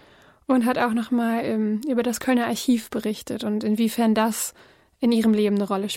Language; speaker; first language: German; native; German